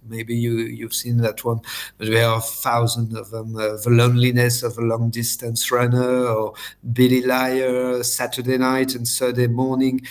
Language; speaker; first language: English; non-native, fluent; French